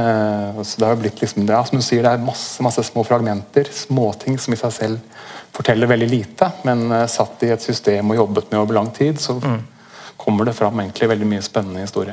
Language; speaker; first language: Norwegian; native; Norwegian